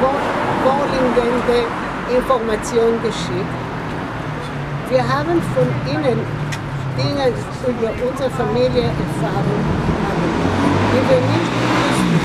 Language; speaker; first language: German; early bilingual, heritage; Hebrew